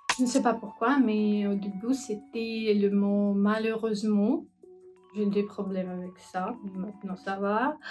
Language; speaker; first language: French; non-native, learner; Russian